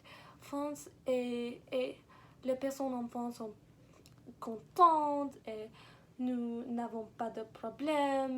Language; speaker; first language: French; non-native, learner; English